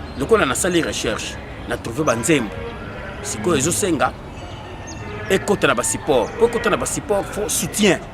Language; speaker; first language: Lingala; non-native, local second language; Kongo